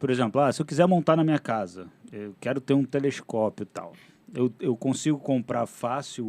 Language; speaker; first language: Portuguese; native; Portuguese